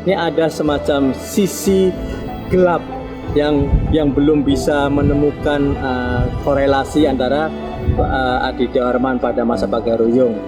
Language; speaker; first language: Indonesian; native; Indonesian